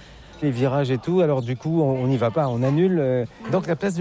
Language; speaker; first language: French; native; French